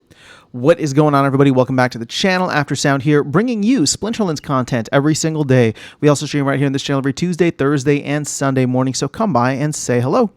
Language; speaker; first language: English; native; English